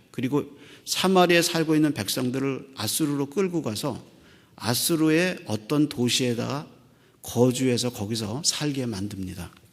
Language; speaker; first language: Korean; native; Korean